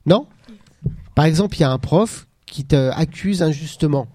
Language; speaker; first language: French; native; French